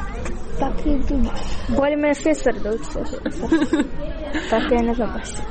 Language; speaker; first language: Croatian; non-native, learner; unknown